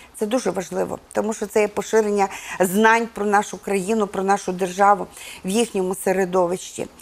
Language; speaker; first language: Ukrainian; native; Ukrainian